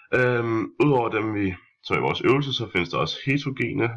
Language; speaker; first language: Danish; native; Danish